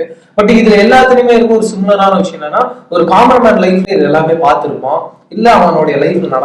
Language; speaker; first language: Tamil; native; Tamil